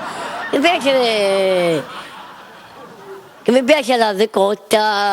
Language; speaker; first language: Italian; non-native, local second language; Sicilian